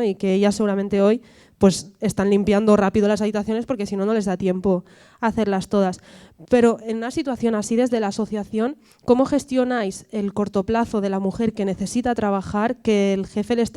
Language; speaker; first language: Spanish; native; Spanish